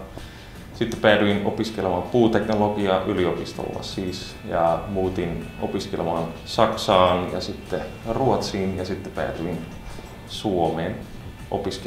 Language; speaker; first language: Finnish; non-native, fluent; Dutch